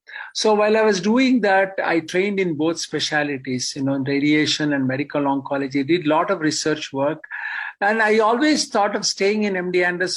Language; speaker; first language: English; non-native, local second language; Kannada